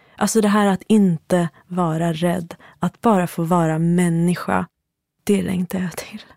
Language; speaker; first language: Swedish; early bilingual, other home language; Central Kurdish